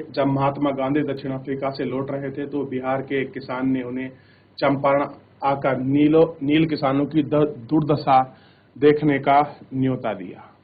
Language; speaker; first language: Hindi; native; Hindi